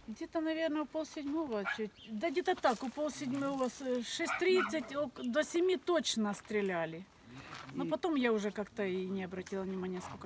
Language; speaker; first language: Russian; native; Russian